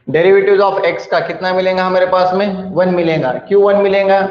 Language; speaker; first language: Hindi; non-native, local second language; Marathi